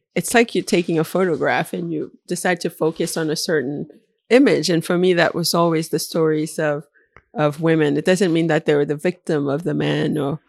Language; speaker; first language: English; early bilingual, other home language; Haitian Creole